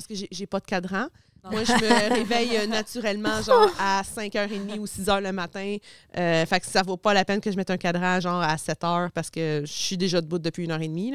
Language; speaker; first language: French; native; French